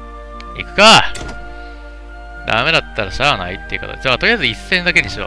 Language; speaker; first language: Japanese; native; Japanese